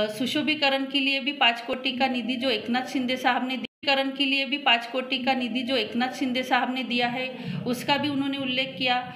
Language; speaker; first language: Hindi; non-native, local second language; Marathi